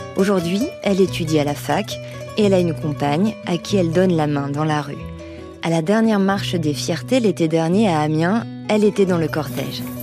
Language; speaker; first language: French; native; French